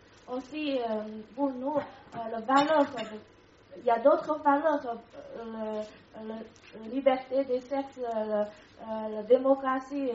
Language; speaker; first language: French; non-native, learner; Chinese